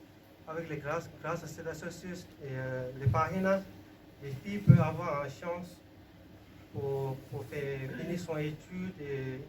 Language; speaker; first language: French; non-native, learner; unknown